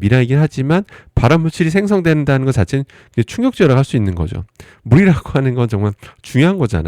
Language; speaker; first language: Korean; native; Korean